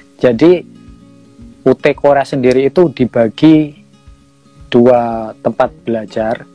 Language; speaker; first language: Indonesian; native; Indonesian